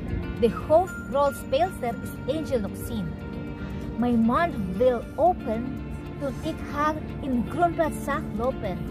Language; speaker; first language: Dutch; non-native, learner; Filipino